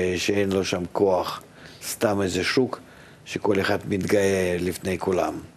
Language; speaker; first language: Hebrew; non-native, fluent; Russian